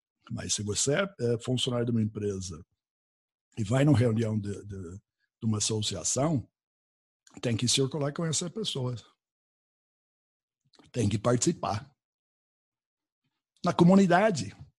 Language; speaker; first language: Portuguese; non-native, fluent; English